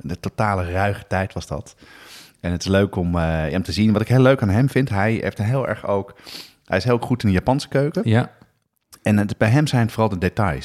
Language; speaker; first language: Dutch; native; Dutch